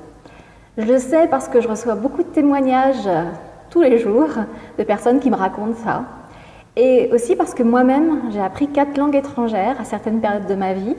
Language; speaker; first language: French; native; French